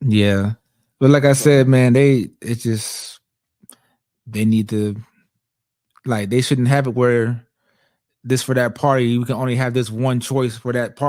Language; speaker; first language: English; native; English